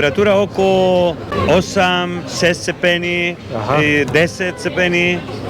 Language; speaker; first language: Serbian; non-native, learner; Greek